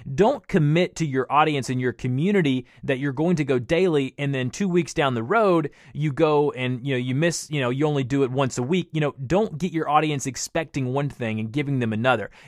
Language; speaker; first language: English; native; English